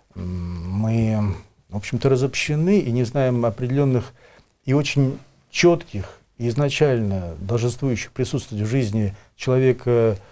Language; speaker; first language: Russian; native; Russian